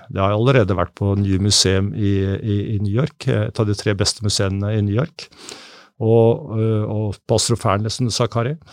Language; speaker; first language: Norwegian; native; Norwegian